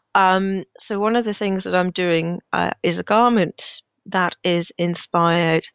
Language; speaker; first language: English; non-native, fluent; Danish